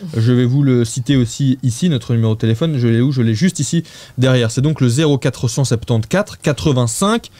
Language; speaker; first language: French; native; French